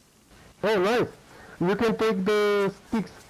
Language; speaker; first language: English; non-native, learner; Romanian